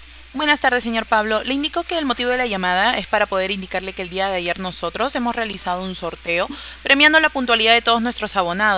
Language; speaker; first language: Spanish; native; Spanish